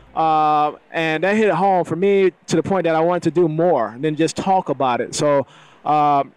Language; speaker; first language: English; native; English